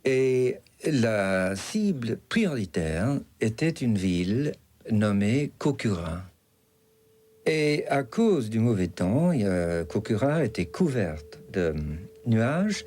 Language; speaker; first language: French; non-native, fluent; English